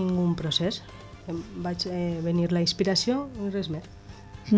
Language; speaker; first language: Catalan; non-native, local second language; Spanish